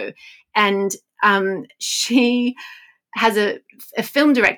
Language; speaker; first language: English; native; English